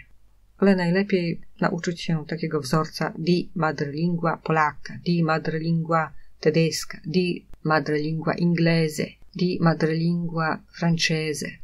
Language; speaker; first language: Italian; non-native, fluent; Polish